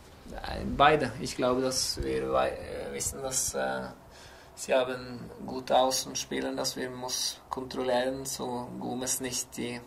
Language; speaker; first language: German; non-native, learner; Norwegian